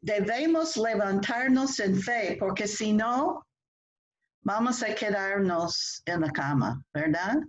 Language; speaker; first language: Spanish; non-native, fluent; English